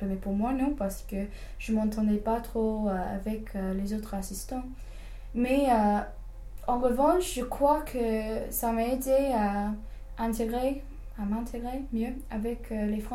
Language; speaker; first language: French; non-native, fluent; English